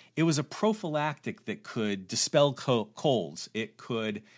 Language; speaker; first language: English; native; English